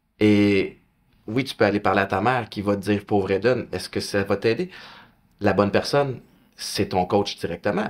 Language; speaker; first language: French; native; French